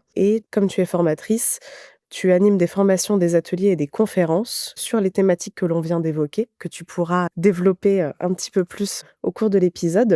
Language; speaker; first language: French; native; French